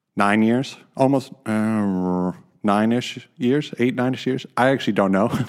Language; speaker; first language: English; native; English